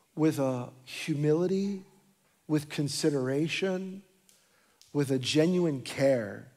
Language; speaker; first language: English; native; English